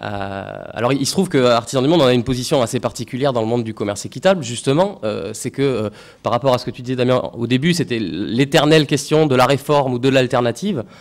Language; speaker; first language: French; native; French